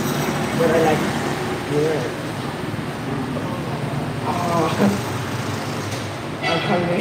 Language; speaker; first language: English; non-native, learner; Vietnamese